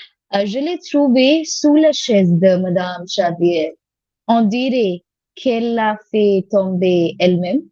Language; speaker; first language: French; non-native, learner; Hindi